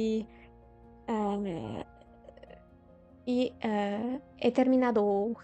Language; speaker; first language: Spanish; non-native, learner; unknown